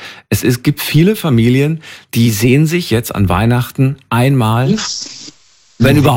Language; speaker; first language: German; native; German